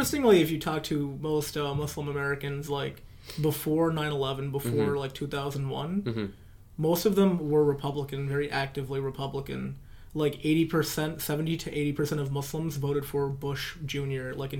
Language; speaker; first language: English; native; English